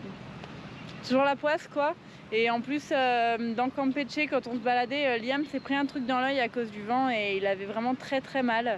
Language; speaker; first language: French; native; French